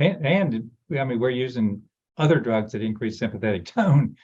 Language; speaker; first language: English; native; English